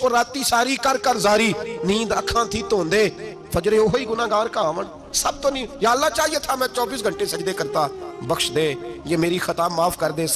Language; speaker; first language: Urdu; non-native, local second language; Punjabi